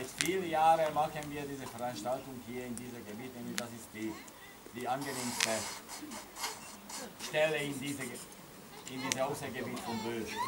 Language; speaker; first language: German; non-native, learner; Hungarian